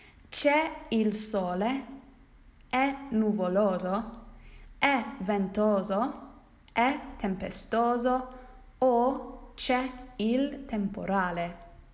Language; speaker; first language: Italian; non-native, fluent; English